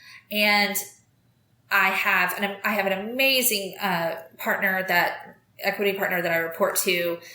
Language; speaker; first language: English; native; English